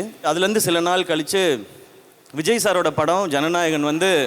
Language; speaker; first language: Tamil; native; Tamil